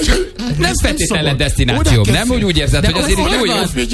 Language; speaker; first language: Hungarian; native; Hungarian